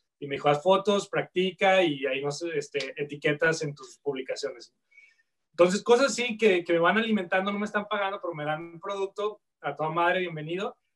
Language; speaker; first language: Spanish; native; Spanish